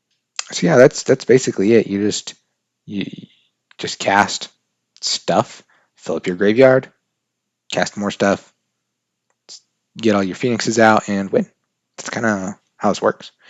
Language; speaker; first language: English; native; English